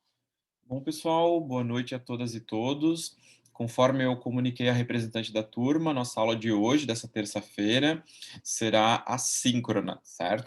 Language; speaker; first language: Portuguese; native; Portuguese